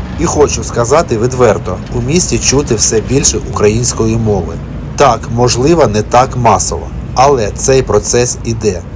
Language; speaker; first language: Ukrainian; non-native, local second language; Russian